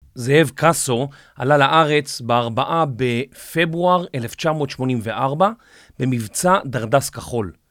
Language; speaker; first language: Hebrew; native; Hebrew